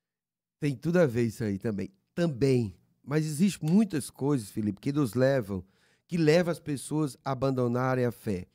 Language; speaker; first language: Portuguese; native; Portuguese